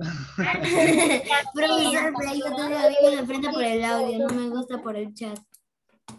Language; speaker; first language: Spanish; native; Spanish